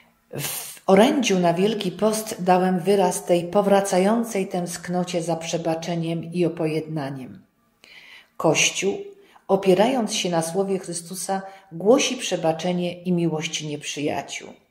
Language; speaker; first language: Polish; native; Polish